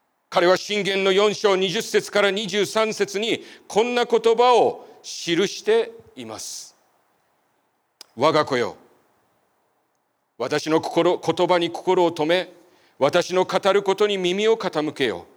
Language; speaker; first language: Japanese; native; Japanese